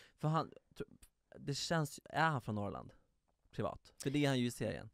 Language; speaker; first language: Swedish; native; Swedish